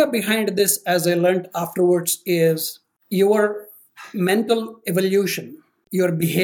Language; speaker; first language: English; non-native, local second language; Telugu